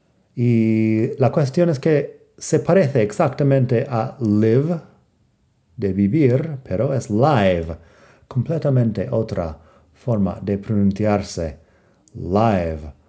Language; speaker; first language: Spanish; non-native, fluent; English